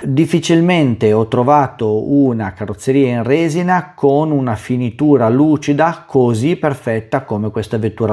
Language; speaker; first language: Italian; native; Italian